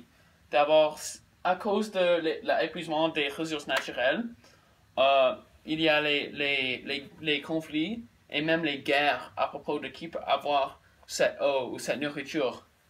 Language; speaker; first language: French; non-native, learner; English